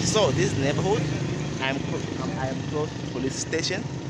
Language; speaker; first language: English; non-native, learner; Makhuwa